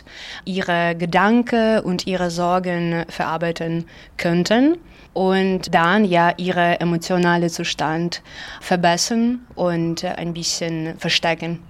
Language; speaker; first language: German; non-native, learner; Ukrainian